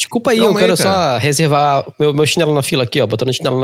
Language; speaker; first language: Portuguese; native; Portuguese